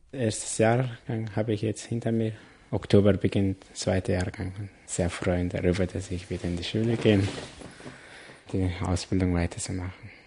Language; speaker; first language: German; non-native, learner; Persian